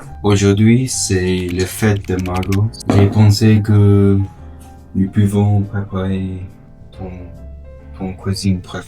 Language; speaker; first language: French; non-native, learner; English